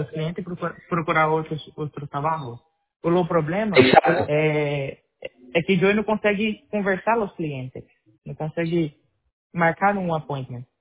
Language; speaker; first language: Spanish; non-native, learner; Portuguese